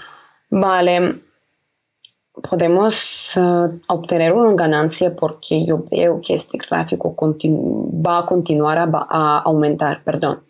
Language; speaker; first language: Spanish; non-native, fluent; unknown